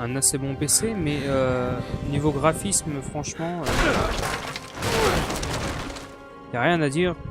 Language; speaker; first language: French; native; French